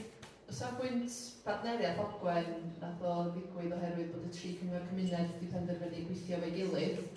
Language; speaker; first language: Welsh; native; Welsh